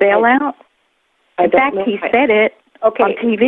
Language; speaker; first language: English; native; English